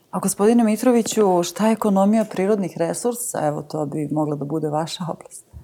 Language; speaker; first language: Serbian; native; Serbian